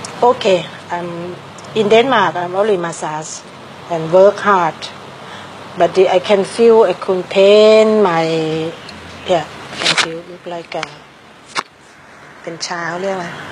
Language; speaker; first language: English; non-native, learner; Thai